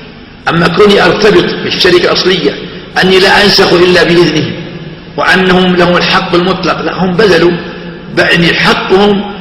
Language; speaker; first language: Arabic; native; Arabic